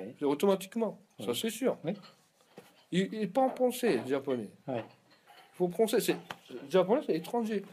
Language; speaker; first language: French; non-native, learner; Japanese